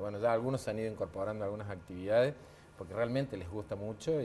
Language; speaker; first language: Spanish; native; Spanish